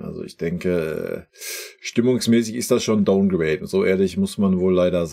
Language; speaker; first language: German; native; German